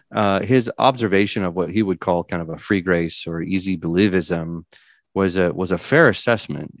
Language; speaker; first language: English; native; English